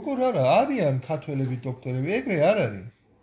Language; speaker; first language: Georgian; non-native, learner; German